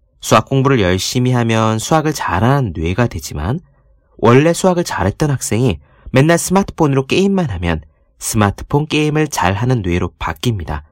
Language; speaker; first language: Korean; native; Korean